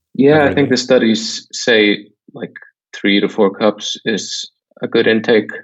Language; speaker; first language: English; non-native, fluent; Icelandic